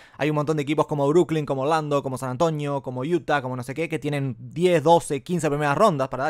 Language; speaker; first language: Spanish; native; Spanish